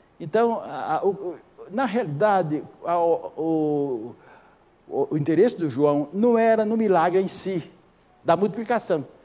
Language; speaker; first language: Portuguese; native; Portuguese